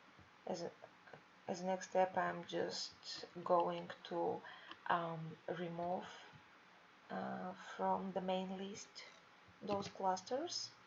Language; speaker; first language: English; non-native, fluent; Bulgarian